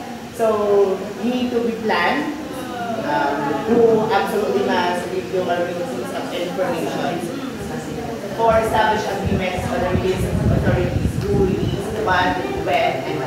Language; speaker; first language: English; non-native, local second language; Filipino